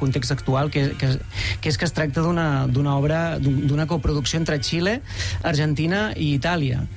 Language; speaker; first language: Catalan; native; Catalan